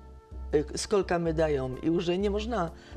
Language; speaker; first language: Russian; non-native, fluent; Polish